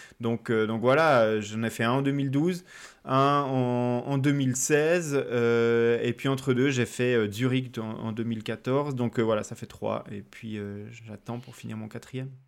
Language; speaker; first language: French; native; French